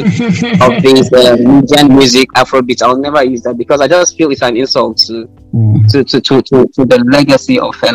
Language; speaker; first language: English; non-native, local second language; Hausa